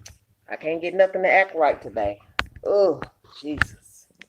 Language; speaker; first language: English; native; English